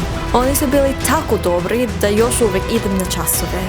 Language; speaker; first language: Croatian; non-native, learner; English